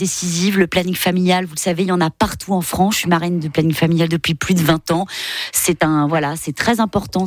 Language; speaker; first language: French; native; French